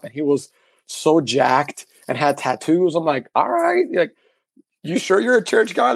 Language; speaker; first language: English; early bilingual, other home language; Spanish